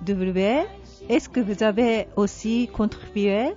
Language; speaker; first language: French; non-native, fluent; Japanese